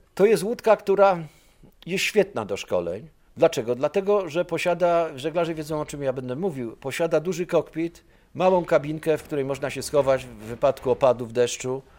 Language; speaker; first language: Polish; native; Polish